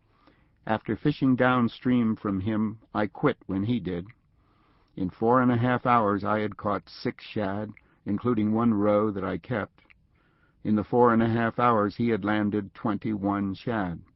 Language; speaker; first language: English; native; English